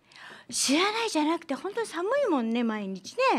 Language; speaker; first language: Japanese; native; Japanese